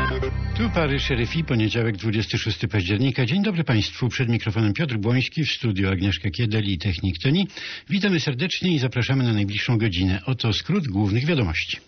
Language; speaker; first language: Polish; native; Polish